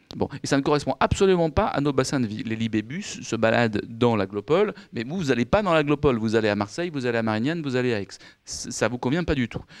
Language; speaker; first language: French; native; French